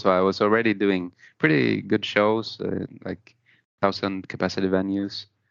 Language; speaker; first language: English; non-native, fluent; Spanish